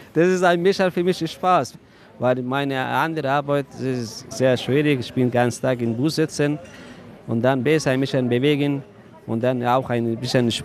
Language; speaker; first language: German; non-native, learner; Persian